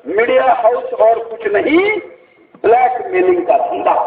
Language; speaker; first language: Hindi; non-native, local second language; Marathi